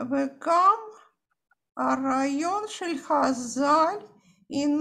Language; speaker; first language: Hebrew; non-native, fluent; Russian